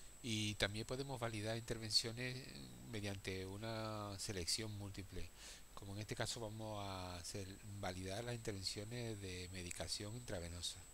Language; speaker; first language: Spanish; native; Spanish